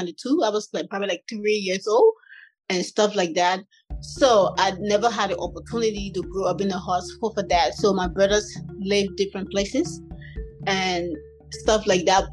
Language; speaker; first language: English; native; English